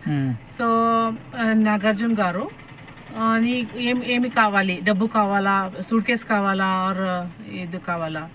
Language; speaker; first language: Telugu; non-native, learner; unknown